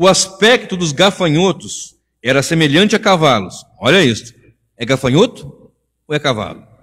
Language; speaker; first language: Portuguese; native; Portuguese